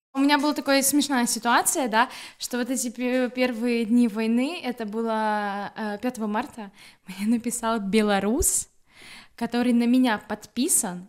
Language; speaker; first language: Russian; native; Russian